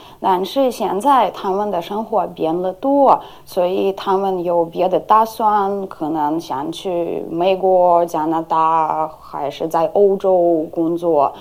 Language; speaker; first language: Chinese; non-native, fluent; Ukrainian